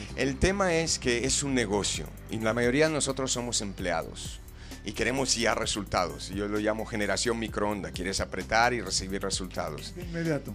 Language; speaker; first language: Spanish; non-native, fluent; English